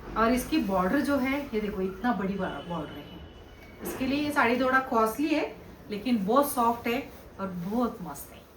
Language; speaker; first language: Hindi; non-native, local second language; Kannada